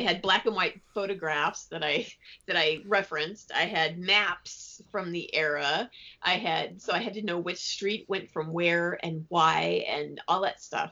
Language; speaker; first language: English; native; English